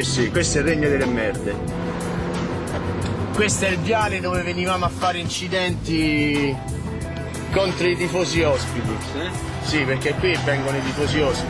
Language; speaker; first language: Italian; native; Italian